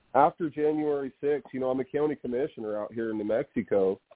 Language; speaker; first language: English; native; English